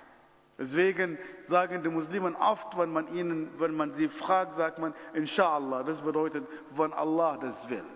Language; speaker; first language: German; non-native, fluent; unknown